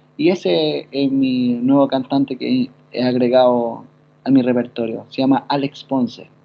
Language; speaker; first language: Spanish; native; Spanish